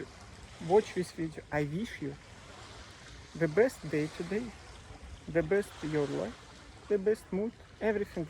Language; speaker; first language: English; non-native, learner; Russian